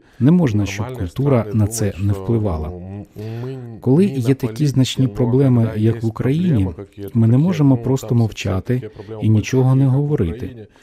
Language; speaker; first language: Ukrainian; non-native, fluent; Lithuanian